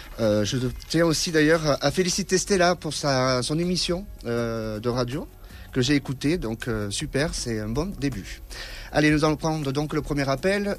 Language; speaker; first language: French; native; French